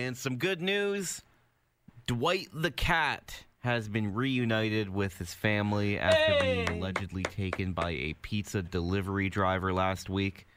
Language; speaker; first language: English; native; English